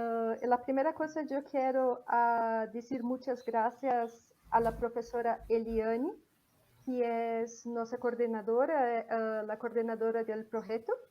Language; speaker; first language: Spanish; non-native, fluent; Portuguese